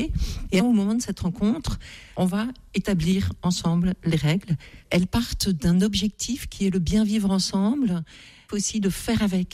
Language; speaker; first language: French; native; French